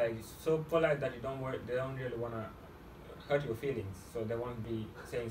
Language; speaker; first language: English; non-native, fluent; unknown